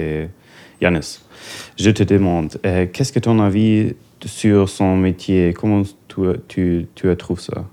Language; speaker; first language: French; non-native, learner; German